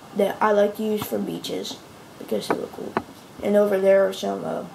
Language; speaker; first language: English; native; English